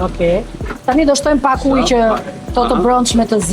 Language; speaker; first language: Albanian; native; Albanian